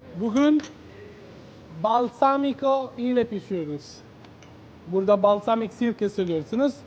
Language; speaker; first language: Turkish; non-native, learner; Italian